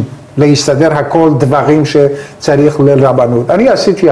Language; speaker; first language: Hebrew; non-native, learner; Persian